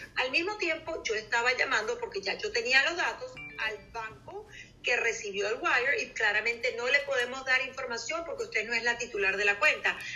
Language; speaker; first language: Spanish; native; Spanish